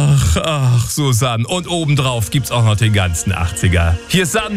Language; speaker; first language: German; native; German